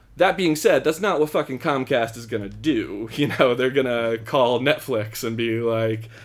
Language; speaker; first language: English; native; English